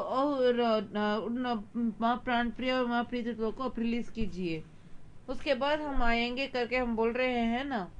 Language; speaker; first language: Hindi; non-native, local second language; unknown